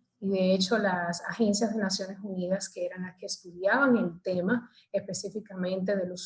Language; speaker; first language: Spanish; native; Spanish